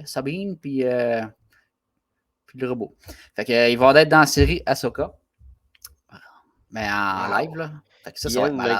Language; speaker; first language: French; native; French